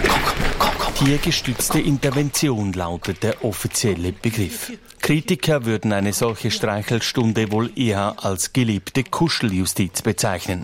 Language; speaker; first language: German; native; German